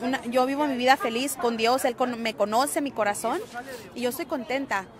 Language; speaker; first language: Spanish; early bilingual, heritage; Spanish